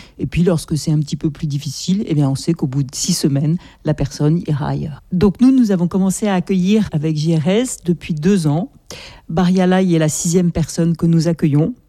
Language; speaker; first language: French; native; French